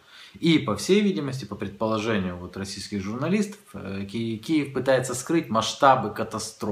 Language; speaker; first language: Russian; native; Russian